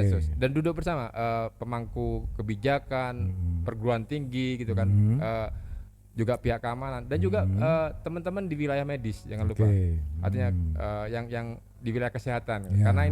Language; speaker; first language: Indonesian; non-native, local second language; Javanese